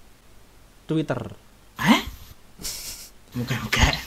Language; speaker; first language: Japanese; native; Japanese